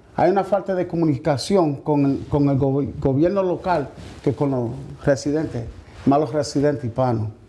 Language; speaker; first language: Spanish; early bilingual, heritage; Spanish